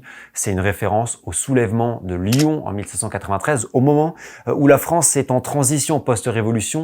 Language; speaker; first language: French; native; French